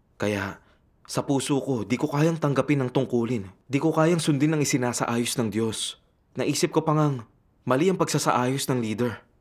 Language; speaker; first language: Filipino; native; Filipino